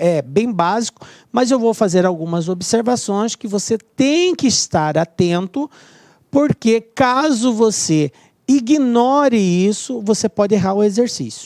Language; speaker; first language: Portuguese; native; Portuguese